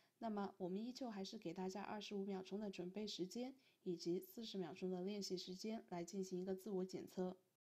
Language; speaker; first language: Chinese; native; Chinese